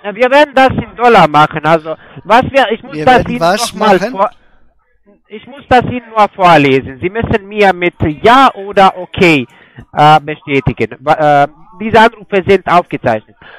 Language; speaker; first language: German; non-native, fluent; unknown